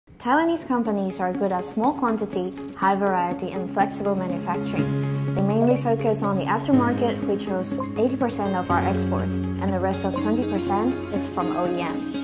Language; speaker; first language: English; non-native, fluent; Chinese